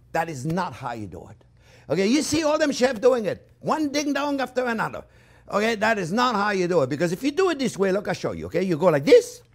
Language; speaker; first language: English; non-native, fluent; French